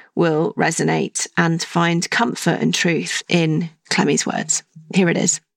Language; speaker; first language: English; native; English